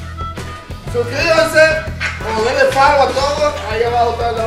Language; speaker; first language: Spanish; native; Spanish